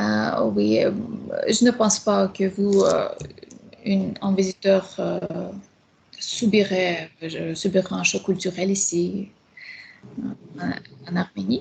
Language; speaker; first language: French; non-native, fluent; Armenian